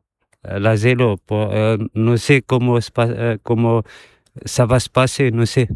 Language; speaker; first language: Spanish; non-native, learner; Arabic